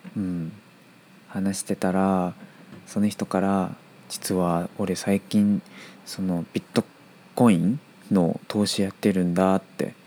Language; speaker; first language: Japanese; non-native, fluent; Chinese